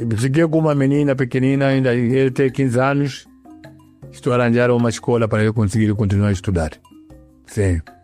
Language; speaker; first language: Portuguese; non-native, local second language; Yao